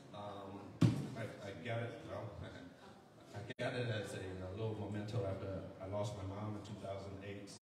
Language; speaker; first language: English; native; English